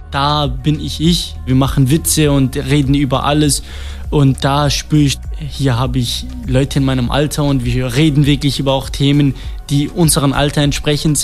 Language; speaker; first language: German; non-native, fluent; Kurdish